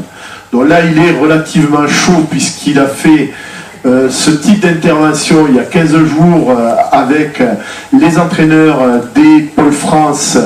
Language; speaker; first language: French; native; French